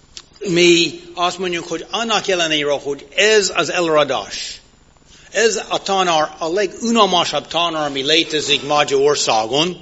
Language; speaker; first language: Hungarian; non-native, fluent; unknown